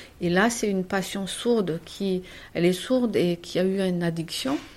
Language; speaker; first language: French; native; French